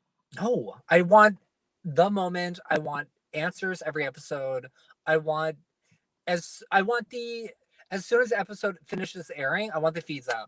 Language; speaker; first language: English; native; English